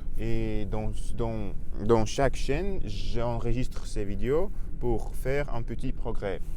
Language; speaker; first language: French; non-native, learner; Russian